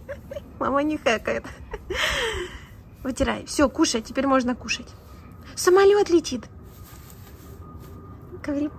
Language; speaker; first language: Russian; native; Russian